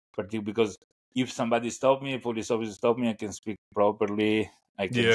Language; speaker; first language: English; non-native, fluent; Italian